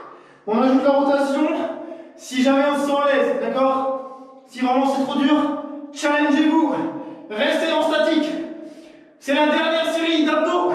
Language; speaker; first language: French; native; French